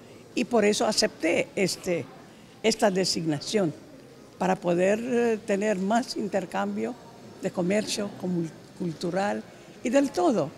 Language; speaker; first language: Spanish; non-native, fluent; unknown